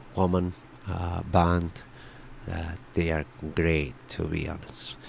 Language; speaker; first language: English; non-native, fluent; Spanish